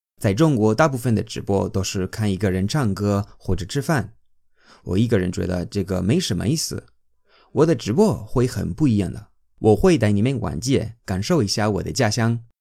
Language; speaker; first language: Chinese; non-native, fluent; Spanish